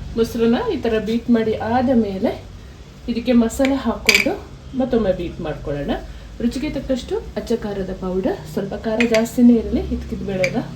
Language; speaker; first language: Kannada; native; Kannada